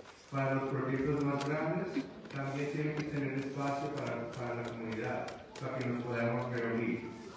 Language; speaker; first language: Spanish; early bilingual, heritage; Spanish